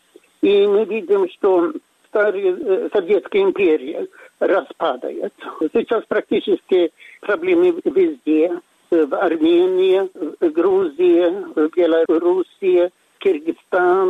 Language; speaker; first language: Russian; non-native, fluent; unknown